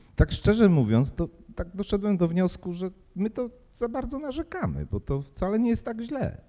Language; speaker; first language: Polish; native; Polish